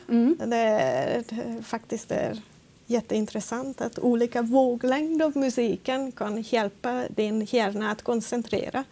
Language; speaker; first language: Swedish; non-native, fluent; Hungarian